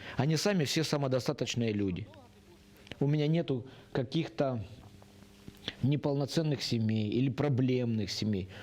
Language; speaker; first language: Russian; native; Russian